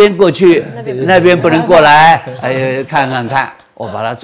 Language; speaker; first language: Chinese; native; Chinese